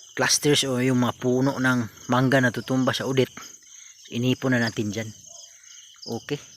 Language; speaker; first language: Filipino; non-native, local second language; Cebuano